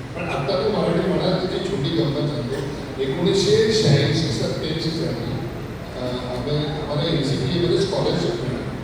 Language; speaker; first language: Marathi; non-native, local second language; Konkani